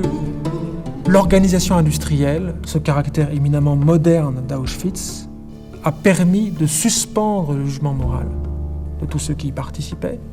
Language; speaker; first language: French; native; French